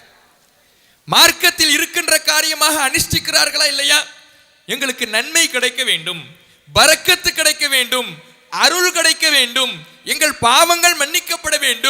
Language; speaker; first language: Tamil; native; Tamil